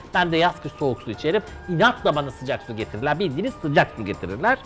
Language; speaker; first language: Turkish; native; Turkish